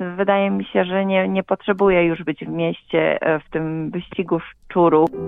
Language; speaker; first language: Polish; native; Polish